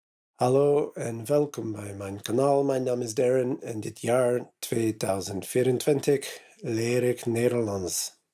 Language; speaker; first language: Dutch; non-native, learner; English